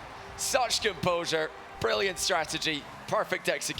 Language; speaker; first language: English; native; English